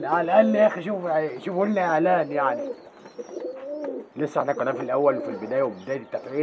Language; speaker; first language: Arabic; native; Arabic